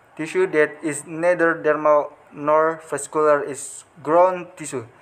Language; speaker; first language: English; non-native, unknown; Indonesian